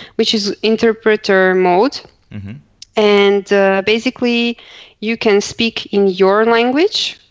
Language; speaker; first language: English; non-native, fluent; Croatian